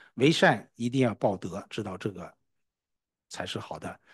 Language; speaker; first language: Chinese; native; Chinese